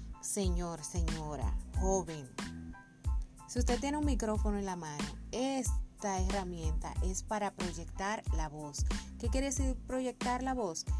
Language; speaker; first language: Spanish; native; Spanish